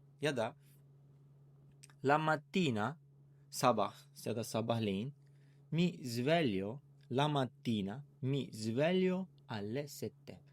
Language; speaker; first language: Italian; non-native, learner; Turkish